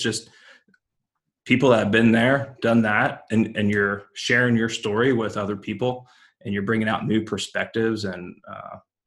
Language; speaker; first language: English; native; English